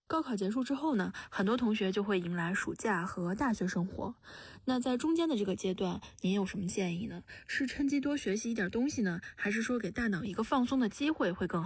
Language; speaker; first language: Chinese; native; Chinese